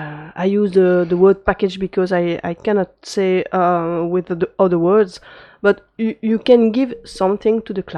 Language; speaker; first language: English; non-native, fluent; French